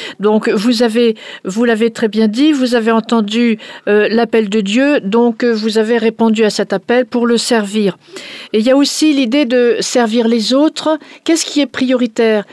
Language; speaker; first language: French; native; French